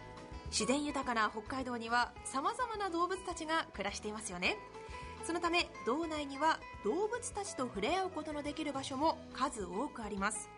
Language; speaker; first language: Japanese; native; Japanese